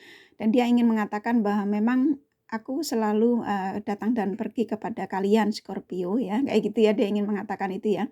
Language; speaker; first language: Indonesian; native; Indonesian